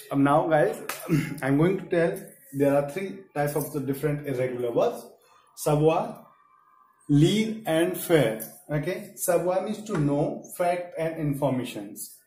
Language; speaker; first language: English; non-native, local second language; Hindi